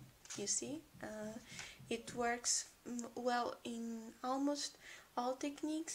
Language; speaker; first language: English; non-native, fluent; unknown